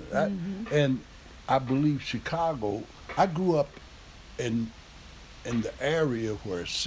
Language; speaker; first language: English; native; English